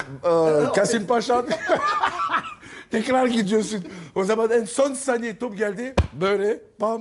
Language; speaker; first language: Turkish; non-native, learner; French